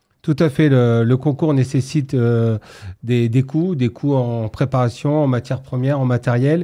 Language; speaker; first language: French; native; French